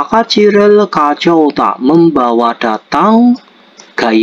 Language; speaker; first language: Korean; non-native, fluent; Indonesian